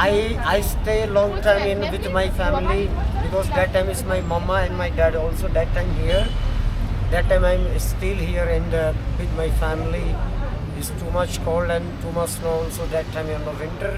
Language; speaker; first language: English; non-native, learner; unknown